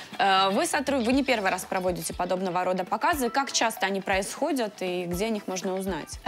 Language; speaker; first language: Russian; native; Russian